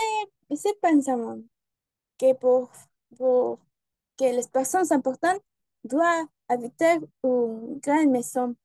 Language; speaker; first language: French; non-native, learner; Spanish